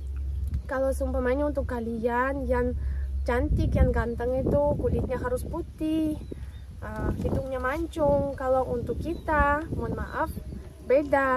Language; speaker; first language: Indonesian; non-native, fluent; Russian